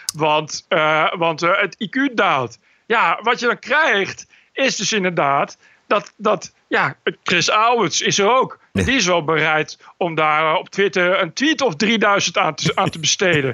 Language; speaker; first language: Dutch; native; Dutch